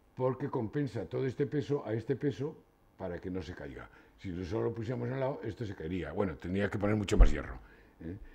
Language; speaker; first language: Spanish; native; Spanish